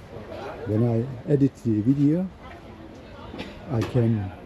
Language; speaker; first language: English; non-native, learner; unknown